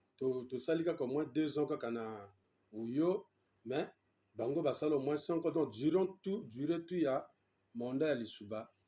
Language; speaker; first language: Lingala; non-native, local second language; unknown